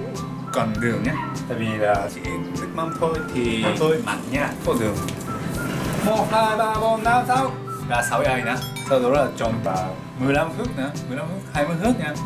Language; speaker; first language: Vietnamese; non-native, learner; Japanese